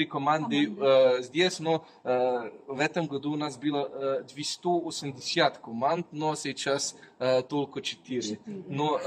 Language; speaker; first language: Russian; non-native, learner; Slovenian